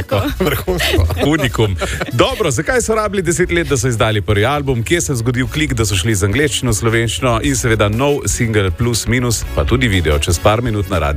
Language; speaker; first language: Slovenian; native; Slovenian